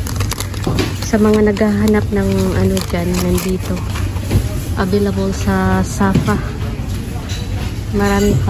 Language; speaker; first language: Filipino; native; Filipino